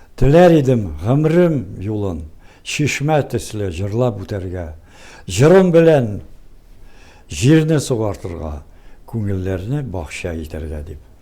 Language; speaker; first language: Tatar; early bilingual, heritage; Tatar